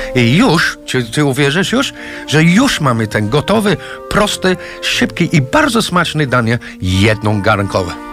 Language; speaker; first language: Polish; non-native, fluent; English